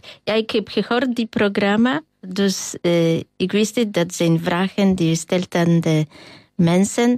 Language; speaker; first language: Dutch; non-native, learner; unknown